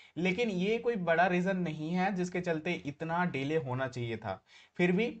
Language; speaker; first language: Hindi; native; Hindi